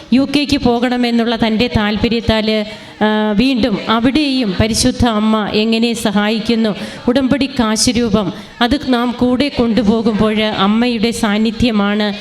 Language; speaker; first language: Malayalam; native; Malayalam